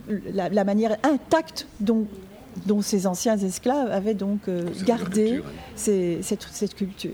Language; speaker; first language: French; native; French